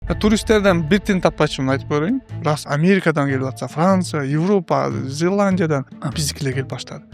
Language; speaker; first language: Kyrgyz; non-native, local second language; Uzbek